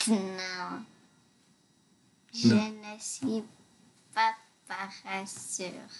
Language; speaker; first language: French; non-native, learner; English